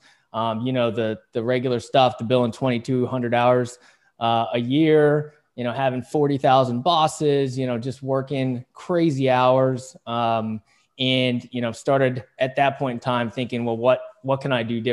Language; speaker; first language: English; native; English